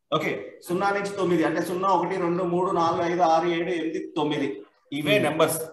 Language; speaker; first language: Telugu; native; Telugu